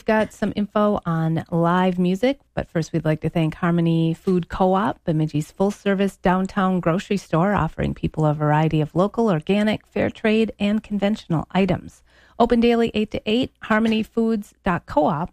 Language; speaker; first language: English; native; English